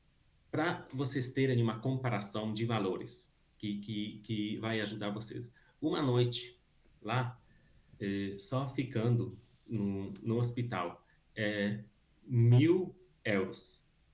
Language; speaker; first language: Portuguese; non-native, fluent; Hungarian